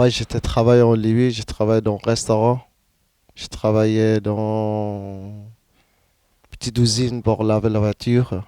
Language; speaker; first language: French; non-native, learner; Arabic